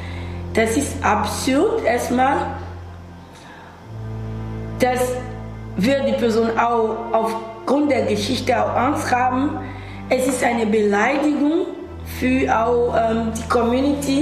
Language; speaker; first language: German; non-native, fluent; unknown